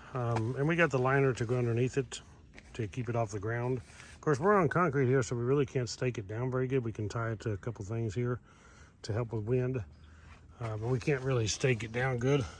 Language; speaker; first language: English; native; English